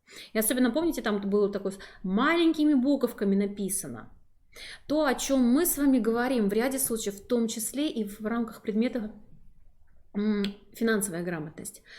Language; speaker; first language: Russian; native; Russian